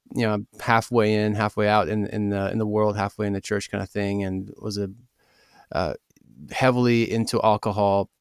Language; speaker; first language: English; early bilingual, other home language; Ukrainian